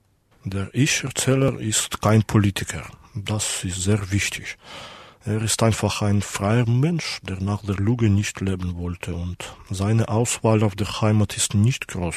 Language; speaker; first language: German; non-native, fluent; Belarusian